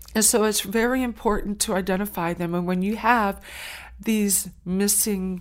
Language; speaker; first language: English; early bilingual, other home language; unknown